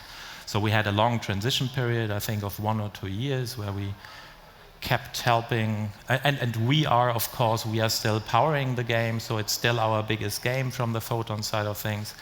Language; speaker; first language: English; non-native, fluent; German